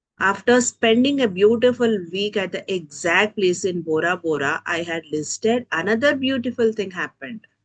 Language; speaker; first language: English; non-native, local second language; Telugu